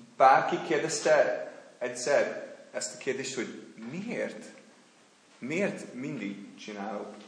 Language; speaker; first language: Hungarian; non-native, fluent; English